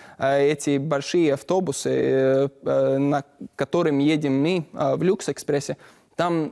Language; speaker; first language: Russian; non-native, learner; Latvian